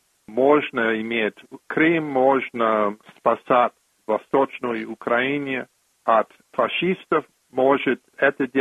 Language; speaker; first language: Russian; non-native, fluent; English